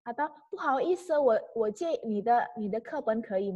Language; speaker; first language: Chinese; non-native, fluent; Indonesian